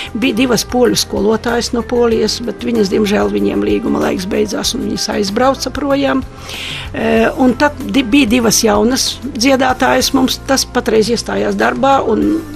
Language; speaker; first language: Latvian; non-native, local second language; Polish